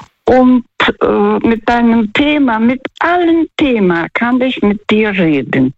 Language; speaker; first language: German; non-native, fluent; Russian